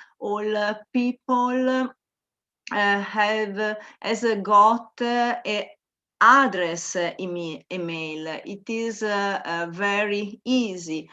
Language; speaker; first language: English; non-native, learner; Italian